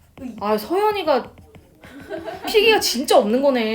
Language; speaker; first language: Korean; native; Korean